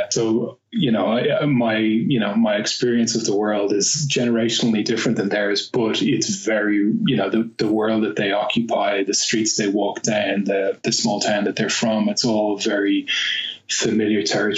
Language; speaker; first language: English; native; English